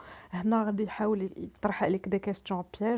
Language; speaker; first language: Arabic; native; Arabic